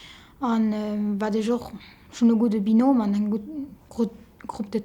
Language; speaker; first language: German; non-native, learner; French